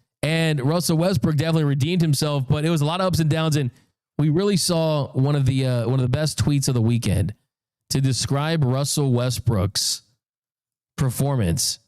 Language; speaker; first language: English; native; English